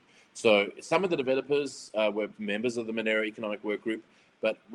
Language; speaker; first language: English; native; English